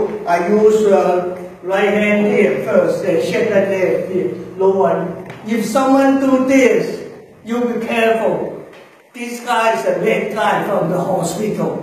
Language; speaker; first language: English; non-native, learner; Chinese